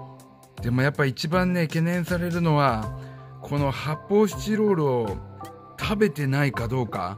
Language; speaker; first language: Japanese; native; Japanese